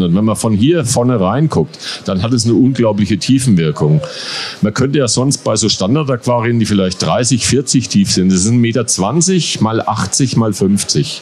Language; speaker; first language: German; native; German